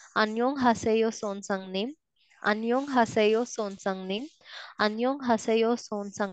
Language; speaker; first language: Korean; non-native, learner; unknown